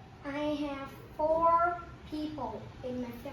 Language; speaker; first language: English; non-native, learner; Vietnamese